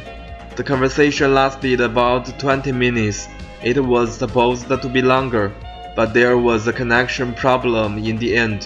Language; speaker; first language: English; non-native, learner; Chinese